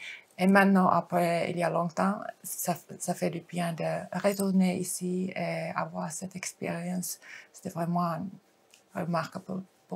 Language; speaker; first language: French; non-native, fluent; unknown